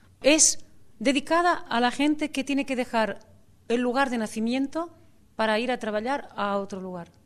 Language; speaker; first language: Spanish; non-native, local second language; Catalan